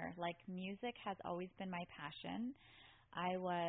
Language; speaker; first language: English; native; English